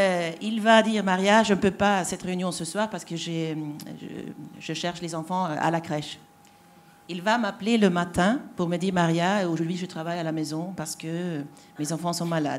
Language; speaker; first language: French; non-native, fluent; Swedish